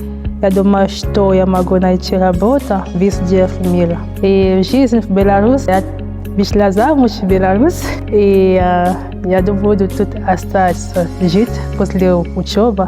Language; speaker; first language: Russian; non-native, learner; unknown